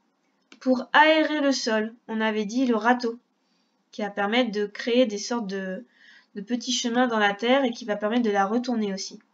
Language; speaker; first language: French; native; French